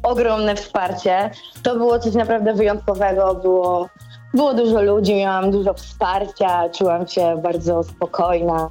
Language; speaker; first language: Polish; native; Polish